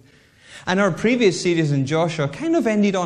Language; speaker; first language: English; native; English